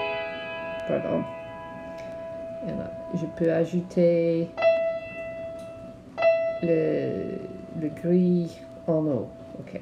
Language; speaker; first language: French; non-native, learner; English